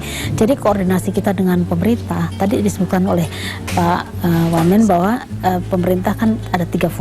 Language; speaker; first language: Indonesian; native; Indonesian